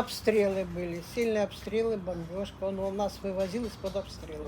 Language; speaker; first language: Russian; native; Russian